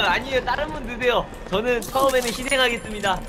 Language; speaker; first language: Korean; native; Korean